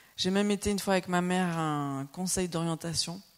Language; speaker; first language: French; native; French